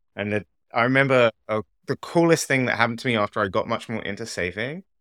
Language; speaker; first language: English; native; English